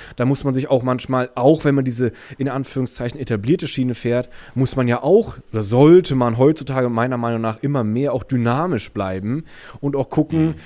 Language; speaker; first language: German; native; German